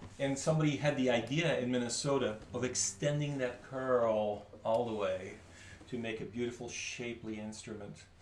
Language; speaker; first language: English; non-native, fluent; French